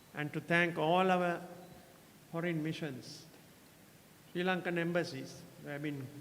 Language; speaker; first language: English; non-native, local second language; Sinhala